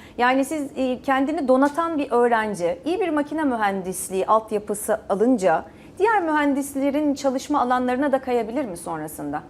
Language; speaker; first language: Turkish; native; Turkish